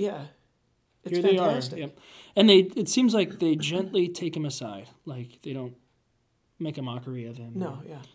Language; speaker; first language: English; native; English